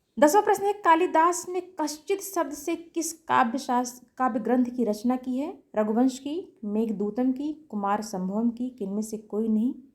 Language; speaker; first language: Hindi; native; Hindi